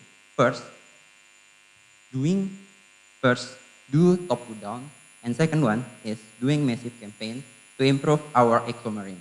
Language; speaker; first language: English; non-native, learner; Indonesian